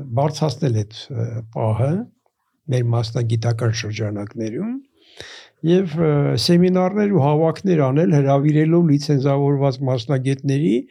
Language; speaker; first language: Armenian; native; Armenian